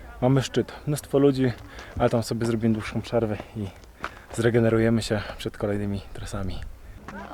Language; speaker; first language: Polish; native; Polish